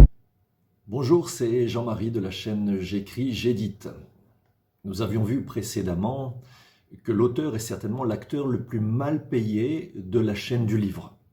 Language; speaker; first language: French; native; French